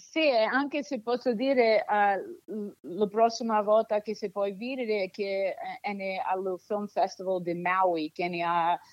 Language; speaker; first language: Italian; early bilingual, heritage; Sicilian